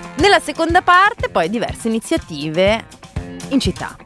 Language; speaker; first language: Italian; native; Italian